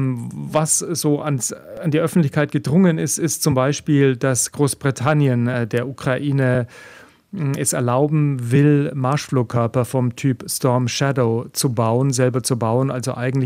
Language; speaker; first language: German; native; German